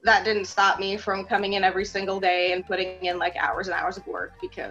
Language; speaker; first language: English; early bilingual, other home language; Russian